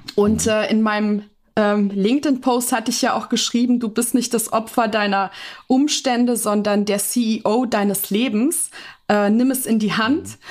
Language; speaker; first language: German; native; German